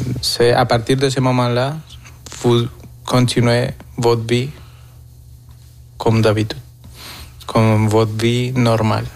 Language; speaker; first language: French; non-native, fluent; Spanish